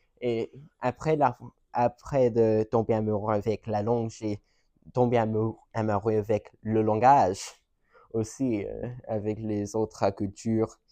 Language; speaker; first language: French; non-native, learner; English